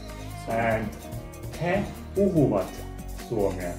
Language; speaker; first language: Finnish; non-native, learner; Russian